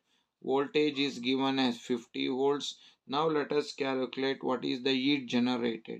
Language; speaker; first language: English; non-native, local second language; Kannada